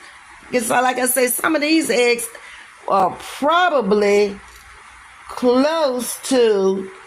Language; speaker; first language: English; native; English